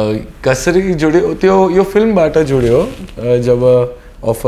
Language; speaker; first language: Nepali; non-native, learner; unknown